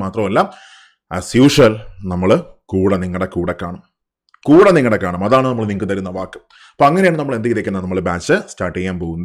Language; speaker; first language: Malayalam; native; Malayalam